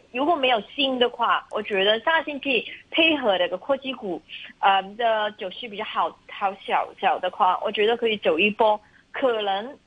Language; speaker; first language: Chinese; non-native, local second language; Cantonese